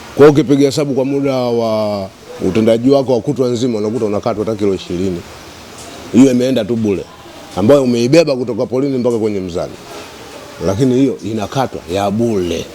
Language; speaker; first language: Swahili; native; Swahili